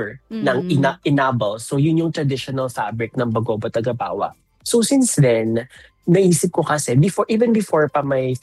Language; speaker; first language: Filipino; native; Filipino